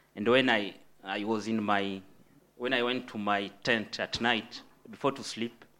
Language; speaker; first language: English; non-native, fluent; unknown